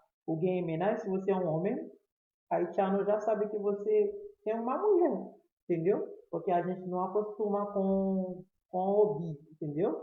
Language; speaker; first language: Portuguese; non-native, fluent; Haitian Creole